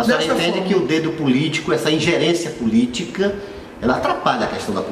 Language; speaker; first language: Portuguese; native; Portuguese